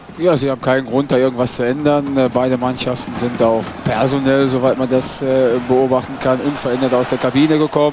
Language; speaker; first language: German; native; German